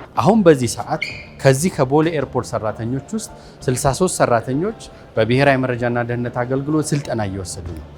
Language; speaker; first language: Amharic; native; Amharic